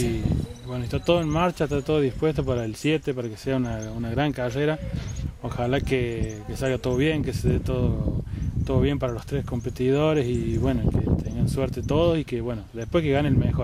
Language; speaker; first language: Spanish; native; Spanish